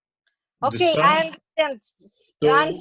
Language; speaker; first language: English; non-native, learner; Russian